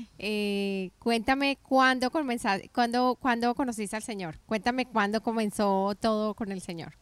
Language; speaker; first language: Spanish; native; Spanish